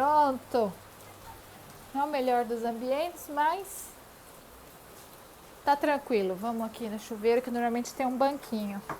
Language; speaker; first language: Portuguese; native; Portuguese